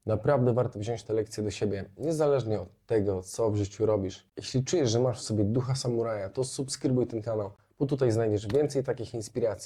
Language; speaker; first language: Polish; native; Polish